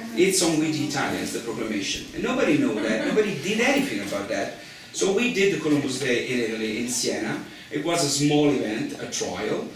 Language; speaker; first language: English; non-native, fluent; Italian